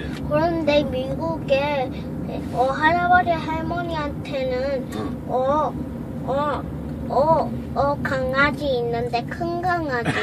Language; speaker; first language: Korean; early bilingual, other home language; English